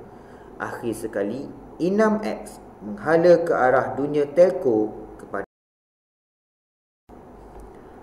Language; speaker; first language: Malay; native; Malay